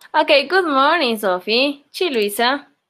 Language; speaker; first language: English; non-native, local second language; Spanish